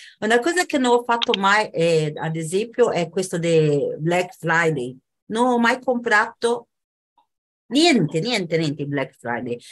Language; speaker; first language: Italian; non-native, fluent; Portuguese